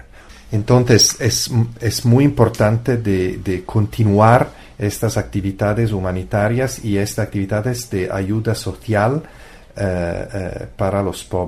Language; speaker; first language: Spanish; non-native, fluent; Italian